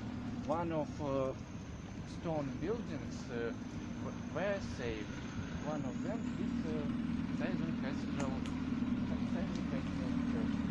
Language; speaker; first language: English; non-native, learner; Russian